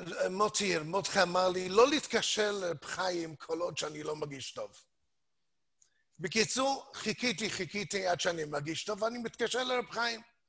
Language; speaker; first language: Hebrew; non-native, fluent; English